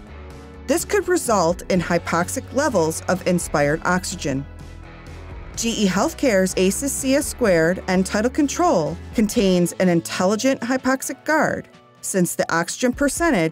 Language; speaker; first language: English; native; English